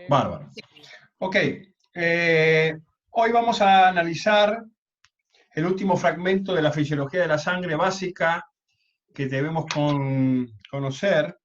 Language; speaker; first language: Spanish; native; Spanish